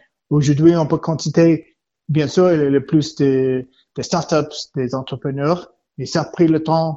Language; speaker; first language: French; non-native, learner; English